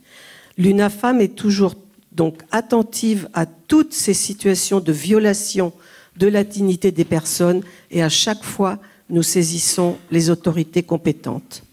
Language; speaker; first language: French; native; French